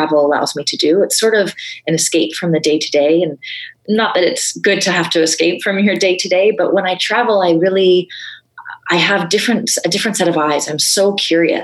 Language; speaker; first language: English; native; English